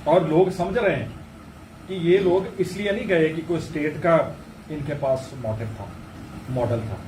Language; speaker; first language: Hindi; non-native, local second language; Punjabi